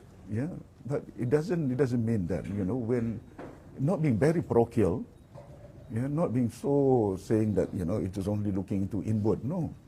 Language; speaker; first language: English; non-native, local second language; Malay